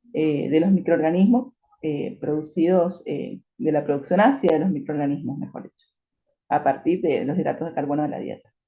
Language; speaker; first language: Spanish; native; Spanish